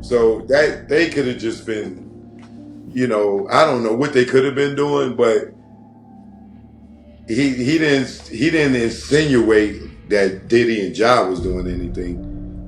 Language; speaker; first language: English; native; English